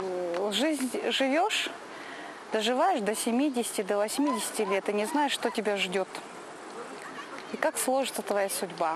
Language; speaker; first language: Russian; native; Russian